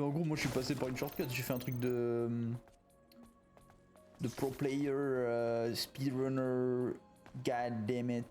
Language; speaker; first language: French; native; French